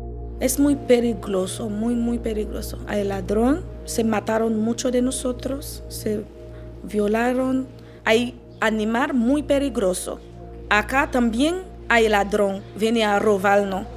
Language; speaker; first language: Spanish; non-native, learner; Haitian Creole